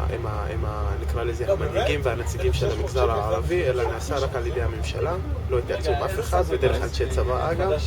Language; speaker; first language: Hebrew; non-native, local second language; Arabic